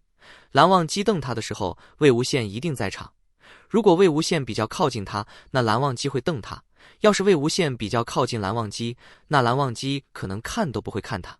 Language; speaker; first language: Chinese; native; Chinese